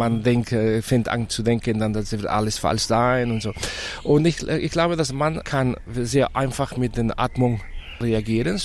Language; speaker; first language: German; non-native, fluent; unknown